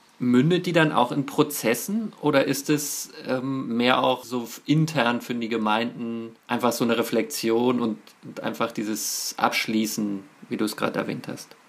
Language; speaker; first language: German; native; German